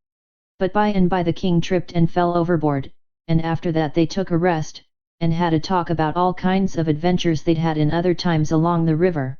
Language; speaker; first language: English; native; English